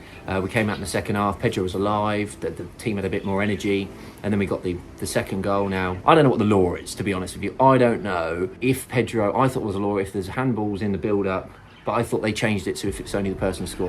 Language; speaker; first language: English; native; English